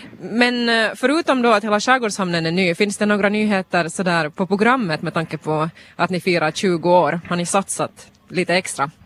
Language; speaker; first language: Swedish; native; Swedish